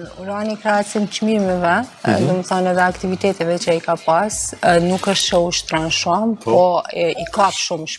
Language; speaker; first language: Albanian; native; Albanian